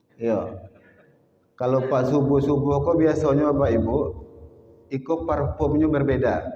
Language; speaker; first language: Malay; non-native, local second language; Minangkabau